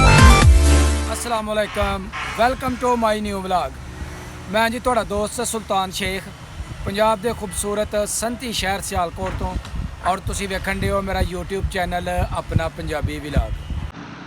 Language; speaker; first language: Hindi; non-native, local second language; Punjabi